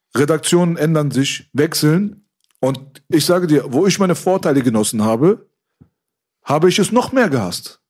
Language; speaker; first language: German; native; German